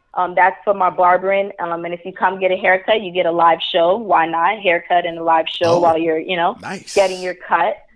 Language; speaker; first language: English; early bilingual, other home language; Spanish